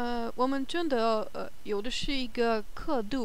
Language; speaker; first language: Chinese; non-native, learner; German